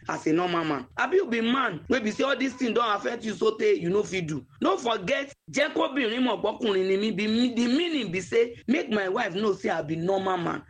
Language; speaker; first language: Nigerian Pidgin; non-native, local second language; Yoruba